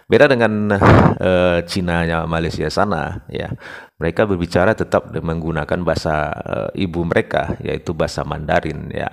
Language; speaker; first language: Indonesian; native; Indonesian